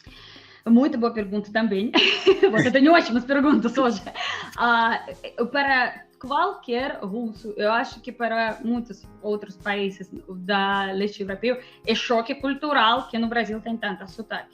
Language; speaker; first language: Portuguese; non-native, fluent; Russian